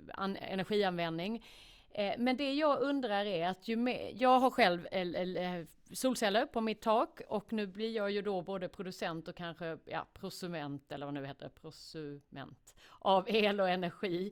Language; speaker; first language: Swedish; native; Swedish